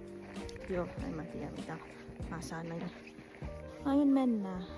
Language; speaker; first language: Finnish; non-native, learner; Filipino